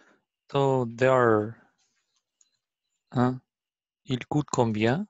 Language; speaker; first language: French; non-native, fluent; Arabic